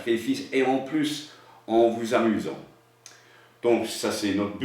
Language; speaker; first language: French; non-native, fluent; English